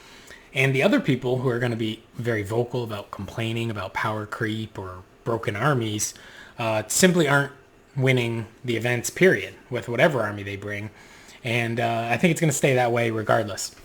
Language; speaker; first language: English; native; English